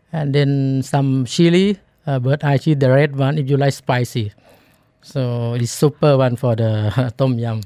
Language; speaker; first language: English; non-native, learner; Thai